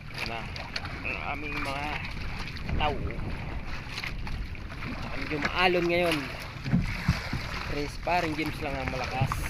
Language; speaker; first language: Filipino; non-native, local second language; Masbatenyo